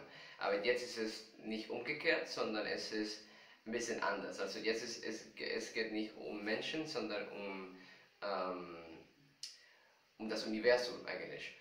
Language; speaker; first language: German; non-native, fluent; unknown